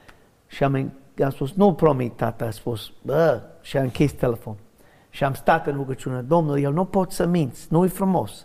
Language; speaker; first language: Romanian; non-native, learner; English